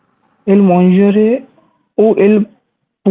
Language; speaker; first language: French; non-native, learner; Hindi